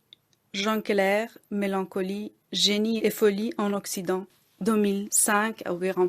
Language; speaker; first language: French; non-native, fluent; Persian